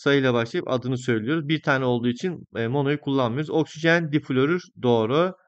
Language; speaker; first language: Turkish; native; Turkish